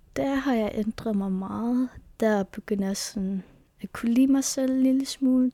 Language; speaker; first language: Danish; non-native, local second language; Kalaallisut